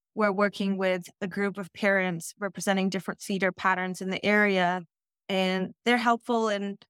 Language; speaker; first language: English; early bilingual, other home language; Dutch